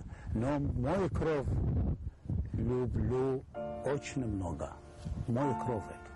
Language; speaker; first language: Russian; non-native, learner; Arabic